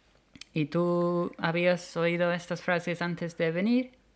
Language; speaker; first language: Spanish; non-native, fluent; English